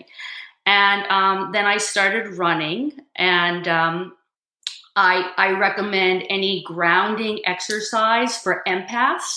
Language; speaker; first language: English; native; English